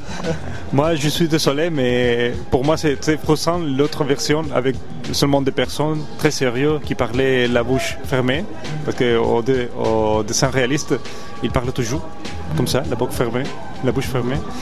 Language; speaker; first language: French; non-native, fluent; Spanish